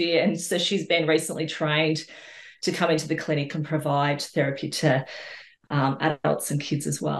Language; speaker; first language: English; native; English